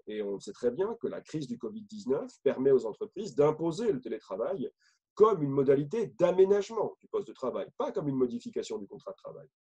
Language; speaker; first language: French; native; French